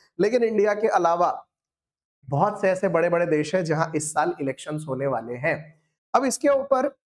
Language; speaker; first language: Hindi; non-native, local second language; Marathi